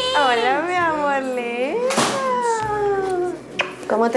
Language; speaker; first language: Spanish; native; Spanish